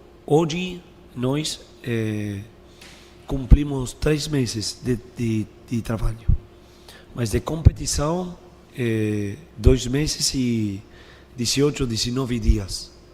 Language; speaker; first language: Portuguese; non-native, fluent; Spanish